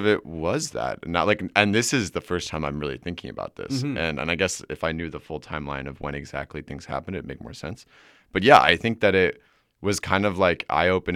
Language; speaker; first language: English; native; English